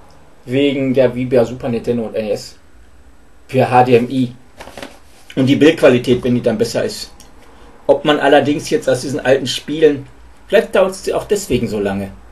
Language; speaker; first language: German; native; German